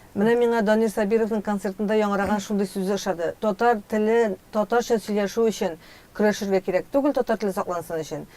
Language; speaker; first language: Tatar; native; Tatar